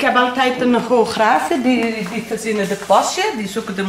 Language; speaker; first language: Dutch; non-native, learner; Portuguese